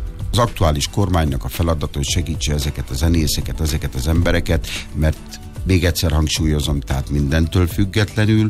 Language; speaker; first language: Hungarian; native; Hungarian